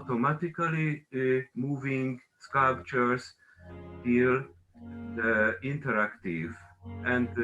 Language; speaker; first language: English; non-native, learner; Hungarian